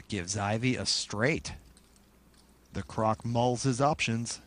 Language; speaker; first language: English; native; English